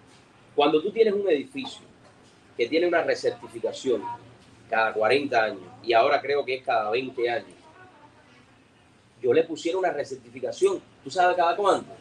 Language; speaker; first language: Spanish; native; Spanish